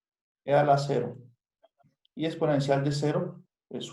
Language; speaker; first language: Spanish; native; Spanish